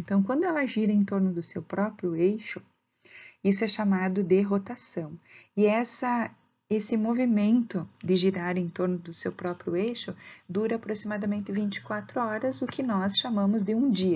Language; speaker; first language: Portuguese; native; Portuguese